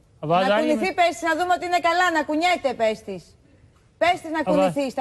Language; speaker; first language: Greek; native; Greek